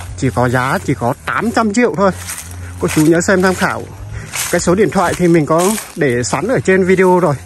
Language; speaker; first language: Vietnamese; non-native, local second language; Tày